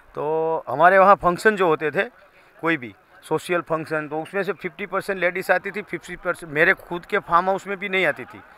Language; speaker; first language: Hindi; non-native, local second language; Gujarati